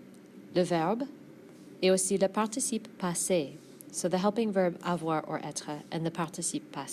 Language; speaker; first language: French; non-native, fluent; English